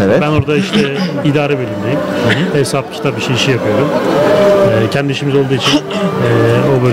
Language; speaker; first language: Turkish; native; Turkish